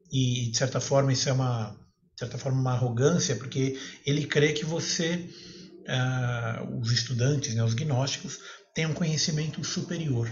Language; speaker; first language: Portuguese; native; Portuguese